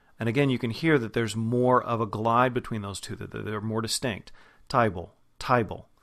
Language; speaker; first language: English; native; English